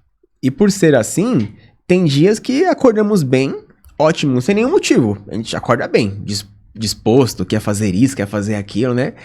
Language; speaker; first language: Portuguese; native; Portuguese